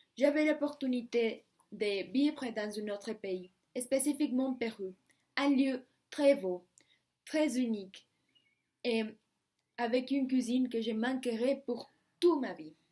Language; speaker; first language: French; non-native, learner; Spanish